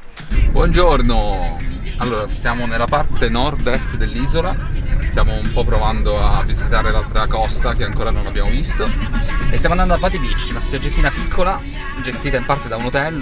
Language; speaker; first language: Italian; native; Italian